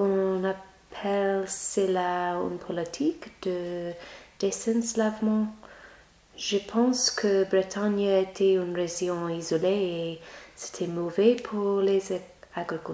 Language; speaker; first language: French; non-native, learner; English